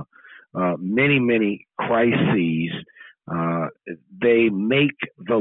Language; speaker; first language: English; native; English